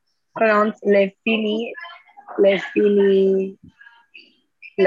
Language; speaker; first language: French; non-native, learner; Spanish